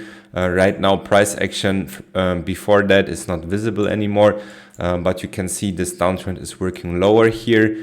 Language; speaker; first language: English; non-native, fluent; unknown